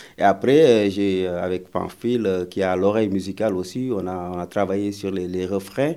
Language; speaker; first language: French; non-native, local second language; Wolof